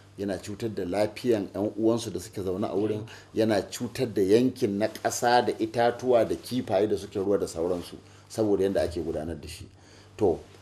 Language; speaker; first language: Hausa; native; Hausa